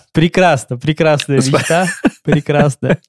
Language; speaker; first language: Russian; native; Russian